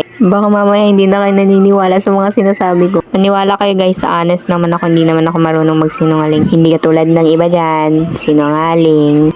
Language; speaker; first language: Filipino; non-native, local second language; Hiligaynon